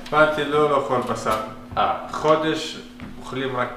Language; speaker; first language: Hebrew; non-native, local second language; Arabic